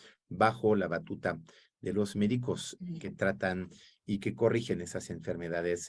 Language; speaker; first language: Spanish; native; Spanish